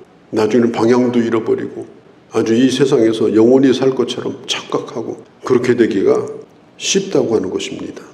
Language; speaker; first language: Korean; native; Korean